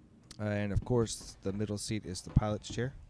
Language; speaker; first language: English; native; English